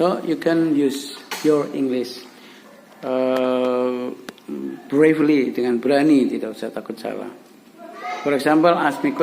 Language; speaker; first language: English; non-native, learner; Indonesian